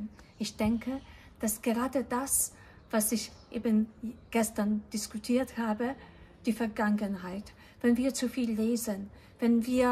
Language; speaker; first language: German; non-native, fluent; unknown